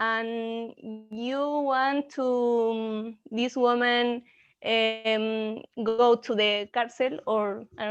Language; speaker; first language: English; non-native, learner; Spanish